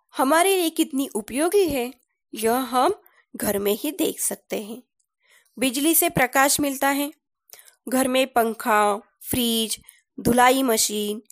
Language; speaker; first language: Hindi; non-native, local second language; Marathi